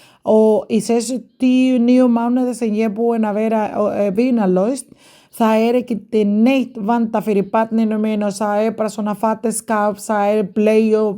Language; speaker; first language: Icelandic; non-native, learner; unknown